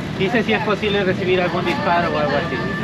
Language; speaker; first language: Spanish; non-native, fluent; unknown